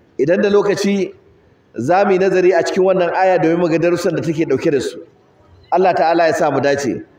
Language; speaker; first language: Hausa; native; Hausa